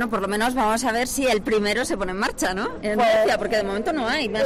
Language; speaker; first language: Spanish; native; Spanish